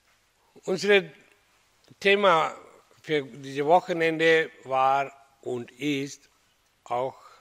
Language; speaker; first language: German; non-native, learner; Hindi